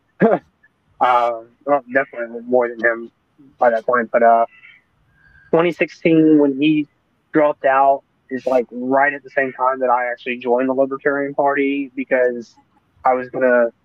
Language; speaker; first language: English; native; English